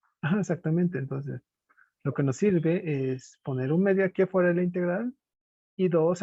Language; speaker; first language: Spanish; native; Spanish